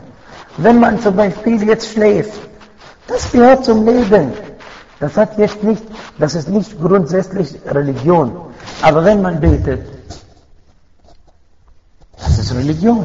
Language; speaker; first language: German; non-native, fluent; Arabic